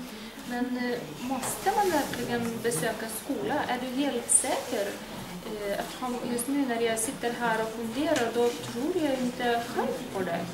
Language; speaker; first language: Swedish; non-native, learner; Lithuanian